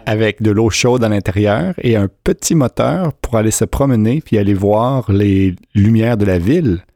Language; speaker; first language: French; native; French